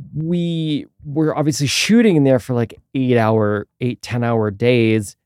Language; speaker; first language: English; native; English